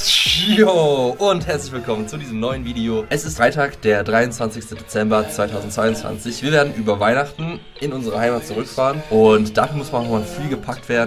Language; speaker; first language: German; native; German